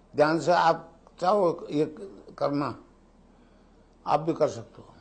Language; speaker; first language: Hindi; native; Hindi